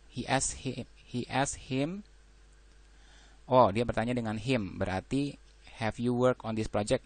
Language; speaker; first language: English; non-native, fluent; Indonesian